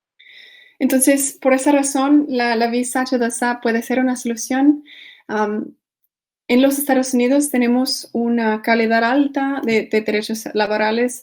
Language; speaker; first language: Spanish; non-native, fluent; English